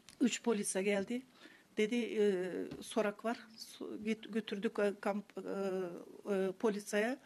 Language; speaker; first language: Turkish; non-native, learner; Kazakh